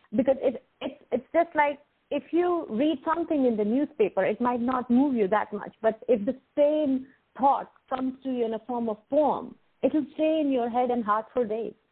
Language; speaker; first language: English; non-native, local second language; Hindi